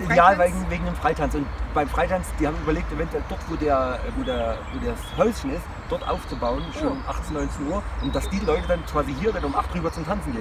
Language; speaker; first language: German; native; German